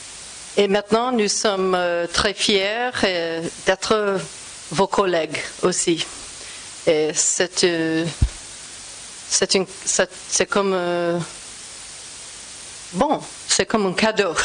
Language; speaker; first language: French; non-native, fluent; English